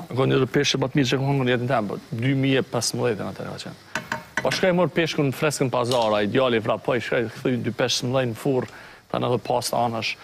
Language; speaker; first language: Albanian; early bilingual, heritage; Albanian